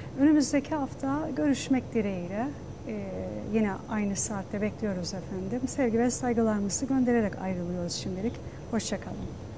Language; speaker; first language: Turkish; native; Turkish